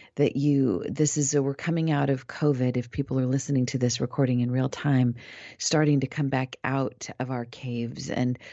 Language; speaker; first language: English; native; English